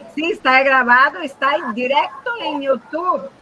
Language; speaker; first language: Spanish; non-native, learner; Portuguese